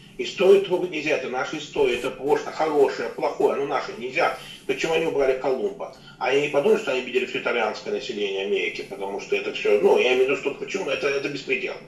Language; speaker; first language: Russian; native; Russian